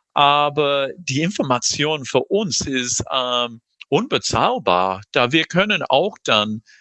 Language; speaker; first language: German; non-native, fluent; English